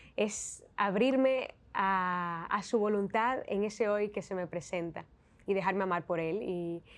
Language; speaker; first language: Spanish; native; Spanish